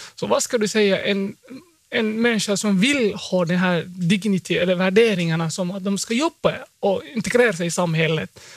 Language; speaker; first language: Swedish; early bilingual, other home language; Somali